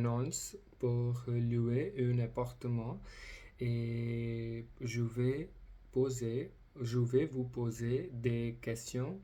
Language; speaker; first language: French; non-native, learner; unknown